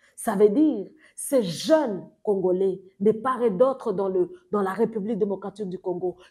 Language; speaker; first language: French; non-native, local second language; Swahili